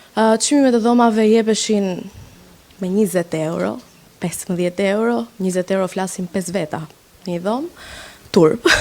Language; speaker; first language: Albanian; early bilingual, heritage; Albanian